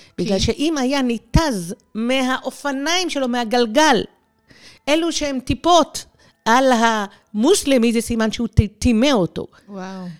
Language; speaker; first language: Hebrew; early bilingual, other home language; Persian